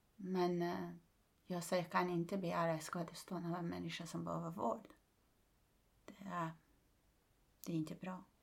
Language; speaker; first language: Swedish; non-native, fluent; Persian